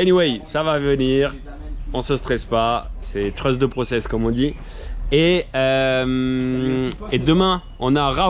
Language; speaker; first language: French; native; French